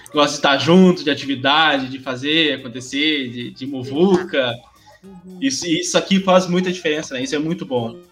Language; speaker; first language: Portuguese; native; Portuguese